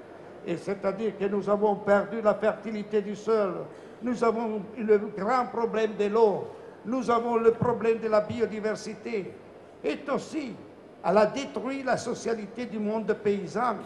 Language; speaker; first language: French; non-native, fluent; Italian